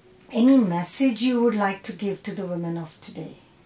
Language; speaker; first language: English; non-native, local second language; Punjabi